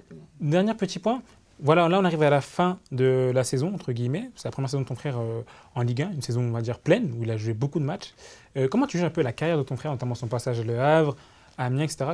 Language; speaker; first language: French; native; French